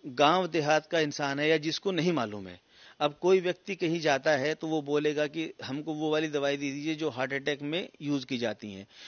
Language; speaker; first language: Hindi; native; Hindi